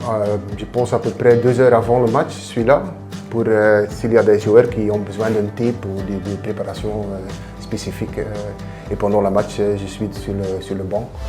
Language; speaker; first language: French; non-native, local second language; Dutch